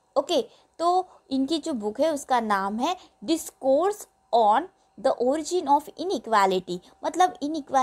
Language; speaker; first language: Hindi; non-native, local second language; Marathi